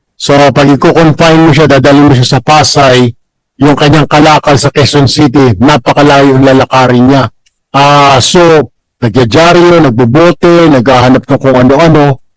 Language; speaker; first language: Filipino; native; Filipino